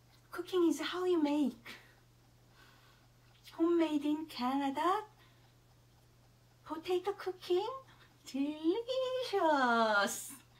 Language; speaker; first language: English; non-native, learner; Korean